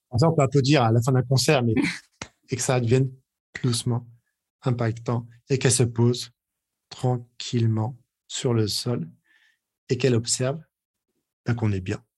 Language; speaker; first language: French; native; French